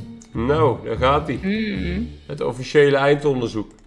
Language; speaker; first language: Dutch; native; Dutch